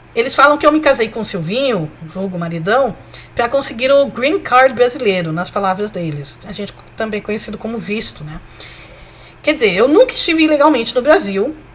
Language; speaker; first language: Portuguese; early bilingual, other home language; Spanish